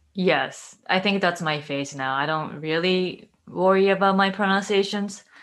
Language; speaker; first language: English; non-native, fluent; Japanese